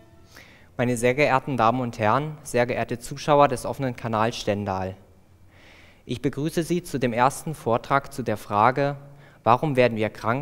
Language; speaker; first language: German; native; German